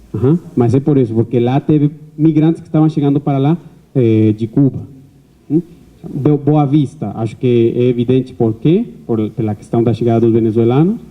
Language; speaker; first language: Portuguese; non-native, fluent; Spanish